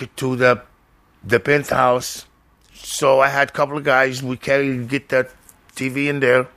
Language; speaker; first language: English; non-native, fluent; Arabic